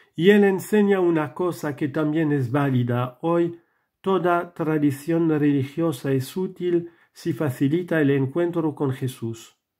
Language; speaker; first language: Spanish; non-native, fluent; French